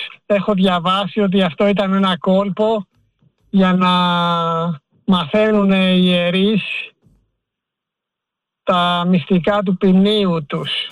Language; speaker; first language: Greek; native; Greek